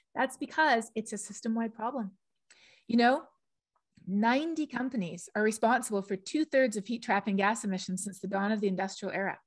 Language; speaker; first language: English; native; English